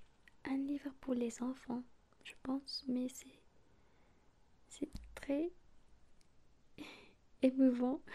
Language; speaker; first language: French; non-native, learner; Spanish